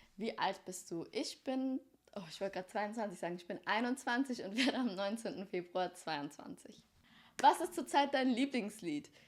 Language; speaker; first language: German; early bilingual, other home language; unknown